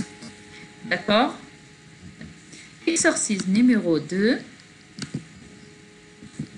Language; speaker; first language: French; non-native, fluent; Arabic